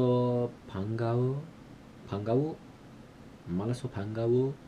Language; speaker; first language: Korean; non-native, learner; English